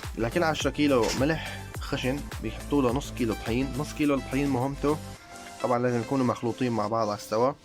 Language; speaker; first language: Arabic; native; Arabic